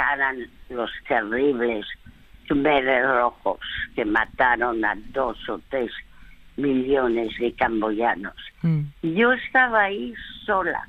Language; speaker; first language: Spanish; early bilingual, other home language; French